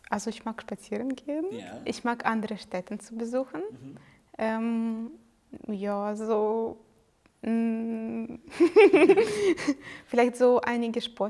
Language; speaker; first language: German; non-native, fluent; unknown